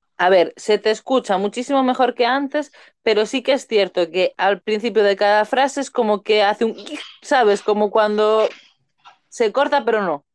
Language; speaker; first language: Spanish; native; Spanish